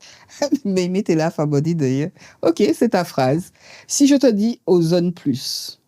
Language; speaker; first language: French; native; French